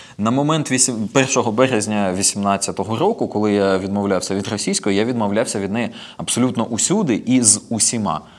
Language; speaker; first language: Ukrainian; non-native, local second language; Russian